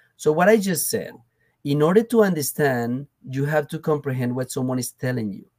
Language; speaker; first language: English; non-native, fluent; Spanish